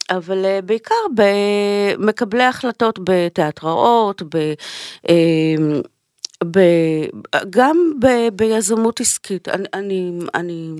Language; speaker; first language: Hebrew; native; Hebrew